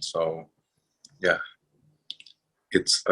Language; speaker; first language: English; non-native, fluent; Indonesian